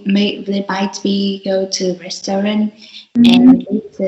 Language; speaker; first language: English; non-native, learner; Vietnamese